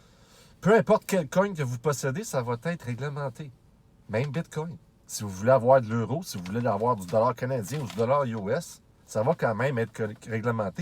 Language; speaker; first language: French; native; French